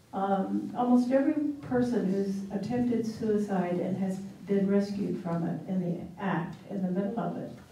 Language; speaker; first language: English; native; English